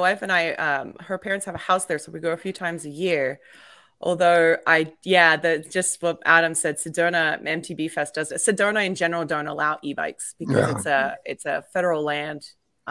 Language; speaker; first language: English; native; English